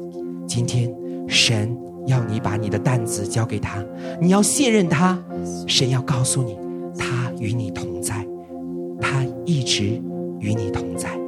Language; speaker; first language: Chinese; native; Chinese